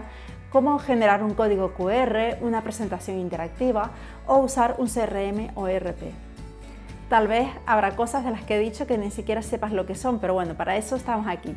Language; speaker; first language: Spanish; native; Spanish